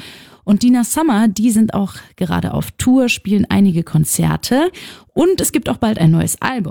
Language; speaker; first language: German; native; German